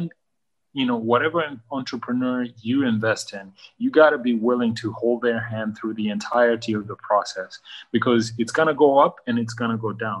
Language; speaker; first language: English; early bilingual, other home language; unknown